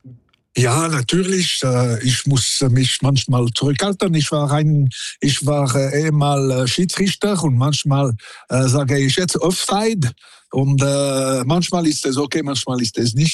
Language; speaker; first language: German; non-native, local second language; French